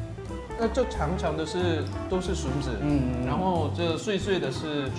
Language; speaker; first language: Chinese; non-native, fluent; Korean